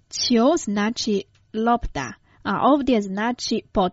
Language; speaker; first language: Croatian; non-native, fluent; Chinese